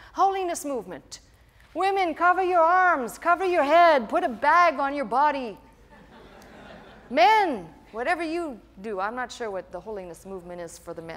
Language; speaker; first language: English; native; English